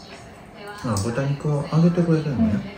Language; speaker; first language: Japanese; native; Japanese